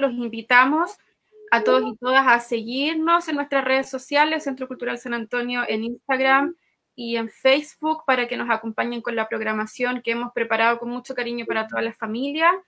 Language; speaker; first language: Spanish; native; Spanish